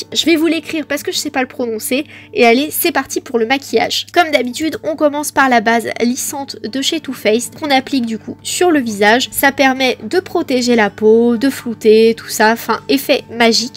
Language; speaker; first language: French; native; French